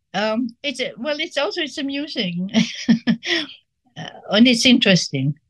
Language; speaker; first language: English; non-native, fluent; Swiss German